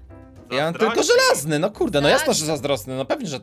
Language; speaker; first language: Polish; native; Polish